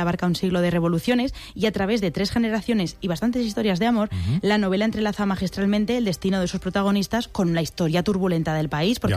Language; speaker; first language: Spanish; native; Spanish